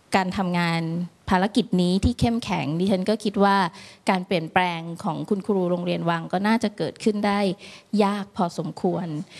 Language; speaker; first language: Thai; native; Thai